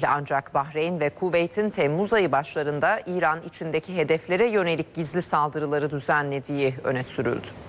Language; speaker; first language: Turkish; native; Turkish